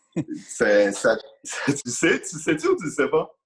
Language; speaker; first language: French; native; French